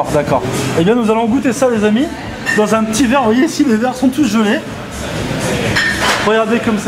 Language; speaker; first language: French; native; French